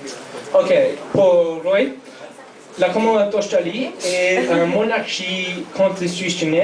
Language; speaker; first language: French; non-native, fluent; English